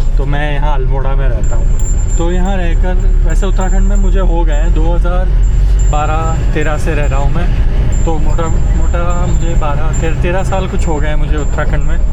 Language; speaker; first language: Hindi; non-native, local second language; Kannada